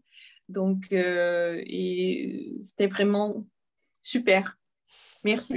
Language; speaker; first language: French; non-native, fluent; Russian